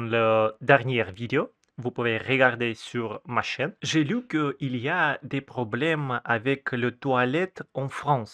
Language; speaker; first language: French; non-native, fluent; Russian